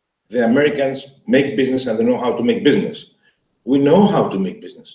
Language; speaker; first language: English; non-native, fluent; Greek